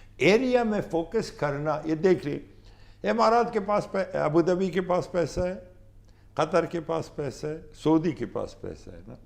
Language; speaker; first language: Urdu; non-native, fluent; Pashto